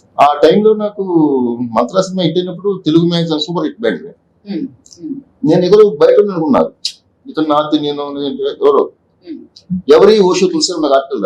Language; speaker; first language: Telugu; native; Telugu